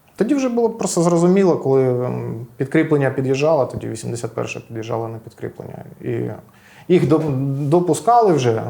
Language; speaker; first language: Ukrainian; non-native, local second language; Russian